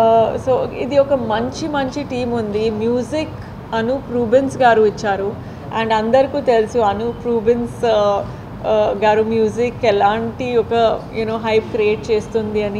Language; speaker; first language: Telugu; non-native, fluent; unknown